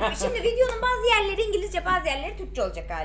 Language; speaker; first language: Turkish; native; Turkish